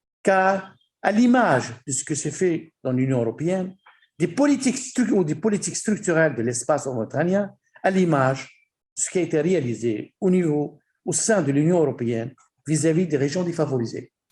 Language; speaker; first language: French; non-native, local second language; Arabic